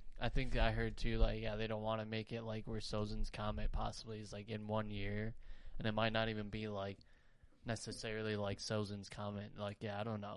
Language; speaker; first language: English; native; English